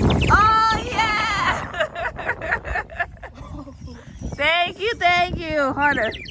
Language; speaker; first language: English; early bilingual, other home language; Spanish